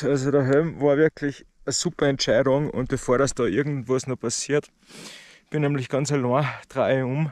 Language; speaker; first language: German; native; German